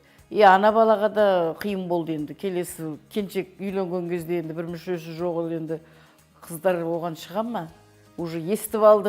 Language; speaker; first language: Kazakh; native; Kazakh